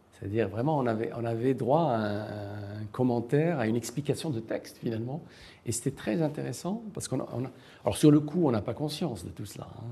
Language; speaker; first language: French; non-native, local second language; Arabic